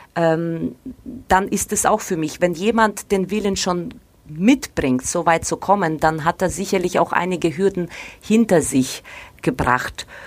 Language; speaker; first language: German; non-native, fluent; Russian